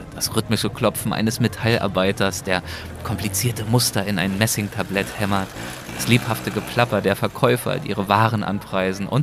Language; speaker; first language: German; native; German